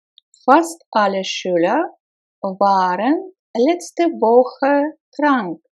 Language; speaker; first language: German; non-native, fluent; Russian